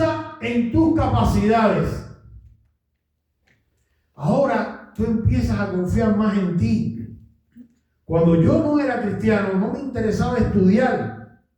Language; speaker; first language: Spanish; native; Spanish